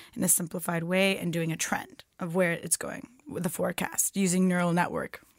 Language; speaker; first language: English; non-native, fluent; Turkish